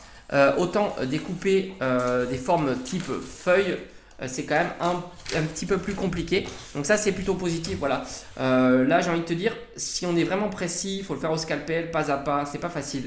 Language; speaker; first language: French; native; French